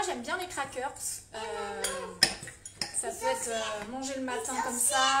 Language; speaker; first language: French; native; French